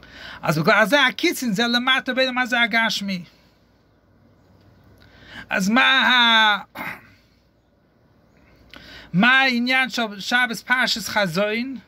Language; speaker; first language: Hebrew; non-native, fluent; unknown